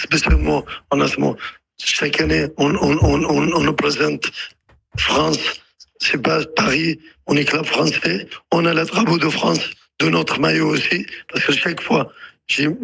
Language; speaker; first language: French; non-native, learner; Arabic